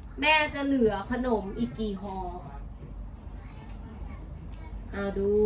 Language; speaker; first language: Thai; native; Thai